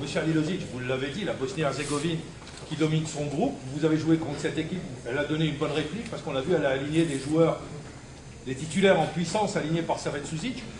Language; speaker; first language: French; non-native, local second language; Arabic